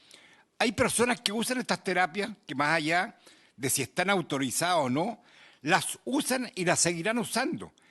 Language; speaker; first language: Spanish; native; Spanish